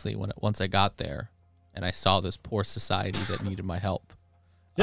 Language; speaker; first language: English; non-native, fluent; Polish